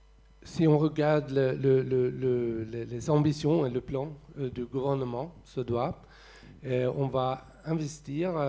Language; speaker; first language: French; non-native, fluent; Swedish